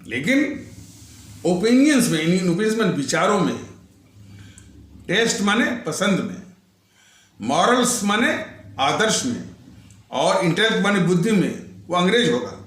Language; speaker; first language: Hindi; native; Hindi